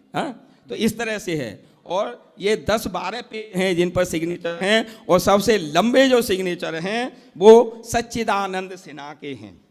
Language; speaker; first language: Hindi; native; Hindi